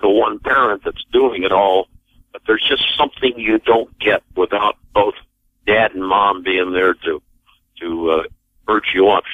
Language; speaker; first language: English; native; English